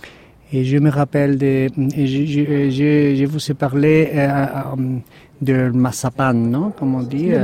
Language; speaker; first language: French; non-native, fluent; Spanish